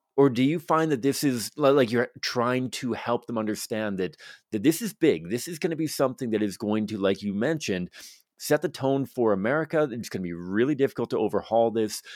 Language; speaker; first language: English; native; English